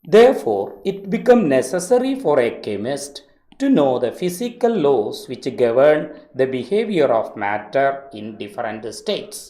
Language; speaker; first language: English; non-native, local second language; Malayalam